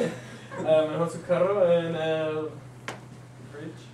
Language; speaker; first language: Spanish; non-native, learner; English